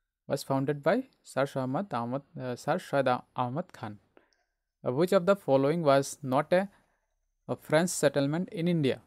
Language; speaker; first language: English; non-native, local second language; Bangla